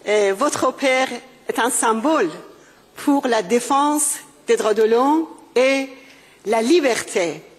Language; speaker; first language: French; non-native, fluent; Persian